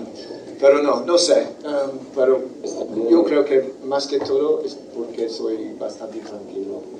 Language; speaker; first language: Spanish; non-native, fluent; English